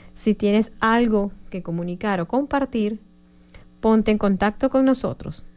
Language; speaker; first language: Spanish; native; Spanish